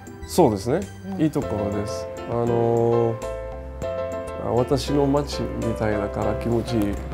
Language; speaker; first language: Japanese; non-native, learner; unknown